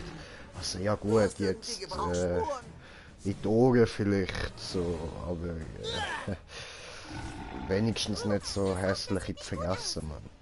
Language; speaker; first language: German; native; German